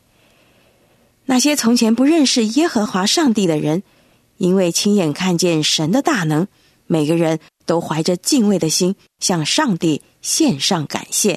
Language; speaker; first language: Chinese; native; Chinese